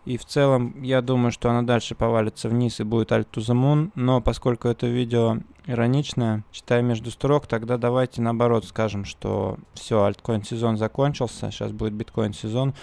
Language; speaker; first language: Russian; native; Russian